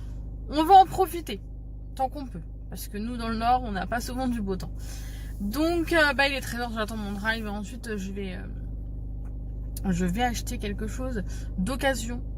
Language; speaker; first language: French; native; French